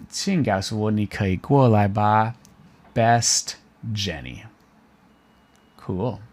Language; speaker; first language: Chinese; non-native, fluent; English